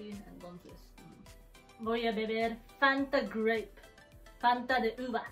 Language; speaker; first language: Spanish; non-native, learner; Japanese